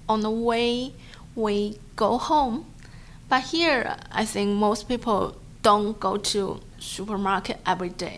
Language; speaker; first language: English; non-native, learner; Chinese